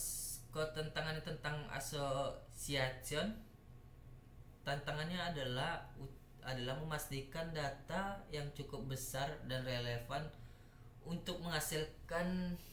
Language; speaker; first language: Indonesian; native; Indonesian